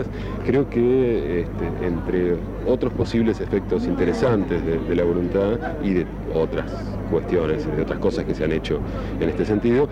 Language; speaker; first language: Spanish; native; Spanish